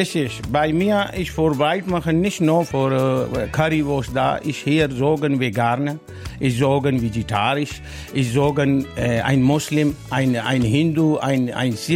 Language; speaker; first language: German; non-native, learner; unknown